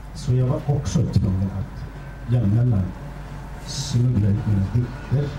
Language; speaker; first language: Swedish; non-native, fluent; Kurdish